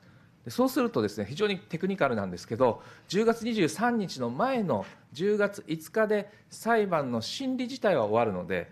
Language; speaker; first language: Japanese; native; Japanese